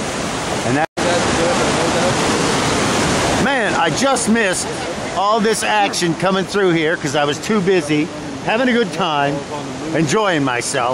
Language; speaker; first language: English; native; English